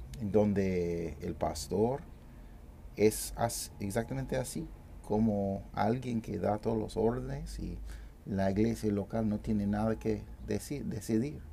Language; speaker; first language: Spanish; non-native, fluent; English